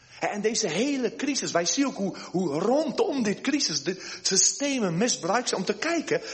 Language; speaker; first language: Dutch; early bilingual, heritage; Dutch